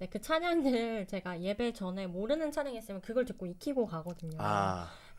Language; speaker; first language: Korean; native; Korean